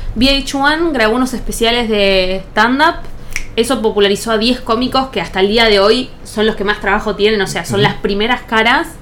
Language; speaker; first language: Spanish; native; Spanish